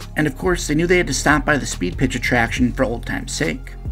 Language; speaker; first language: English; native; English